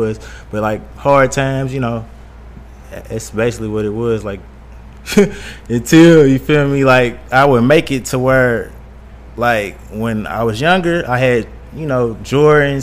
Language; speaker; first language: English; native; English